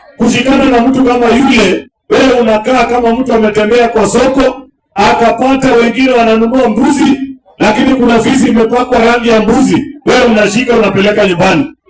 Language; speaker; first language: Swahili; non-native, local second language; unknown